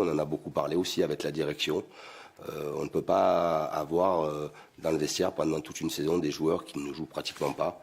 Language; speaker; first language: French; native; French